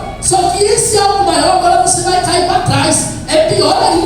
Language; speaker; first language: Portuguese; native; Portuguese